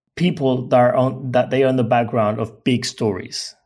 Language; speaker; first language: English; non-native, fluent; Spanish